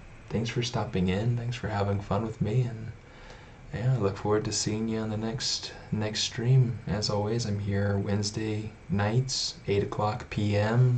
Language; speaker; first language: English; native; English